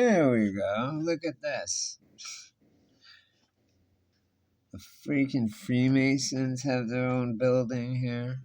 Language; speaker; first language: English; native; English